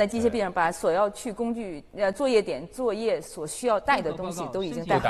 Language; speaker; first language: Chinese; native; Chinese